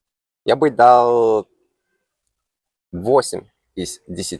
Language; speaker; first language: Russian; non-native, fluent; Finnish